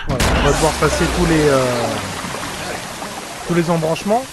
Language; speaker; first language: French; native; French